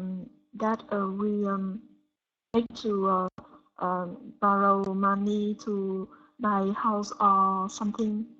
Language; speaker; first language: English; non-native, learner; Vietnamese